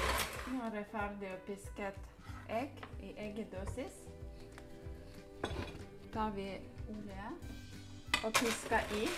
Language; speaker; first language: Norwegian; non-native, learner; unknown